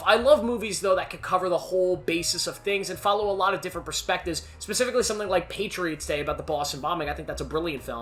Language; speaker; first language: English; native; English